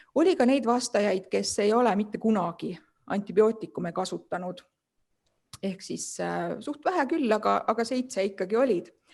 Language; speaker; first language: Estonian; native; Estonian